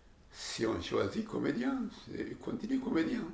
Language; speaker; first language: French; non-native, learner; Japanese